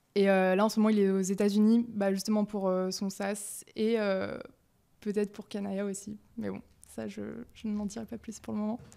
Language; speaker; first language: French; native; French